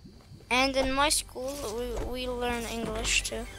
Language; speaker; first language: English; non-native, learner; Swedish